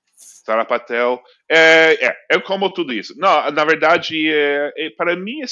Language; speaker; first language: Portuguese; non-native, fluent; English